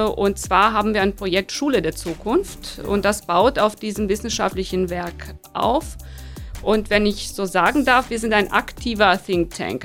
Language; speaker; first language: German; non-native, fluent; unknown